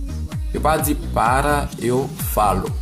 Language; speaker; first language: Portuguese; non-native, learner; Haitian Creole